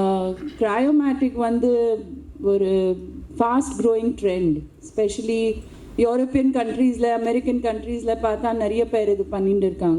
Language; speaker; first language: Tamil; non-native, local second language; Hindi